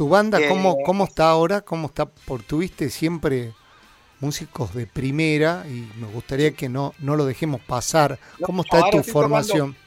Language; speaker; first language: Spanish; native; Spanish